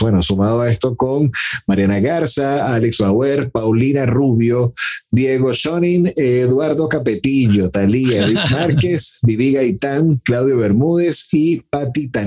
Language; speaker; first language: Spanish; native; Spanish